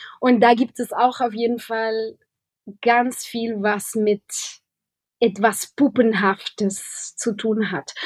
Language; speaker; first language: German; non-native, fluent; Spanish